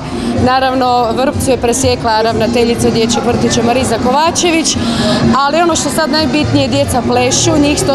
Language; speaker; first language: Croatian; native; Croatian